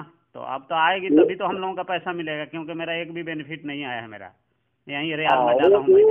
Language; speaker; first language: Hindi; native; Hindi